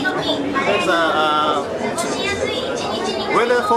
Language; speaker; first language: English; non-native, learner; Japanese